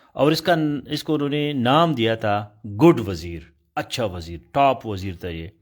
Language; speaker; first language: Urdu; non-native, local second language; Pashto